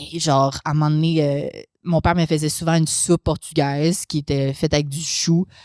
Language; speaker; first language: French; native; French